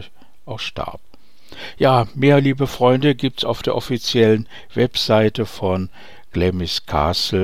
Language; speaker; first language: German; native; German